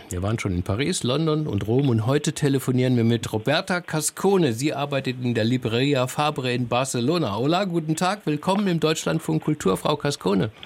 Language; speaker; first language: German; native; German